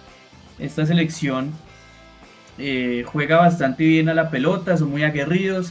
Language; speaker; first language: Spanish; native; Spanish